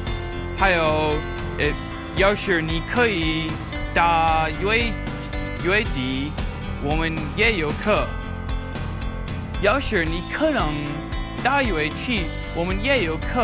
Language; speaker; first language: Chinese; non-native, learner; English